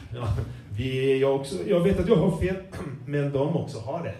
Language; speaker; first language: Swedish; non-native, fluent; Portuguese